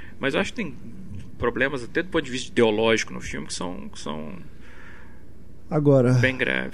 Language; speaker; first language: Portuguese; native; Portuguese